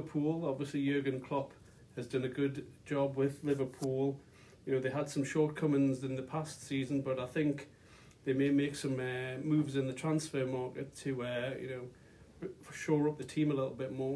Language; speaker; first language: English; native; English